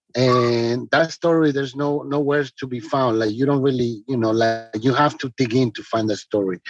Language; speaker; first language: English; non-native, fluent; Spanish